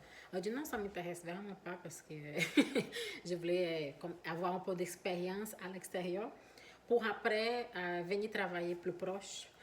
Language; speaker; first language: French; non-native, fluent; Portuguese